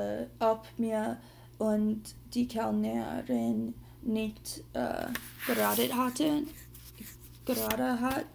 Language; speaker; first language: German; non-native, learner; English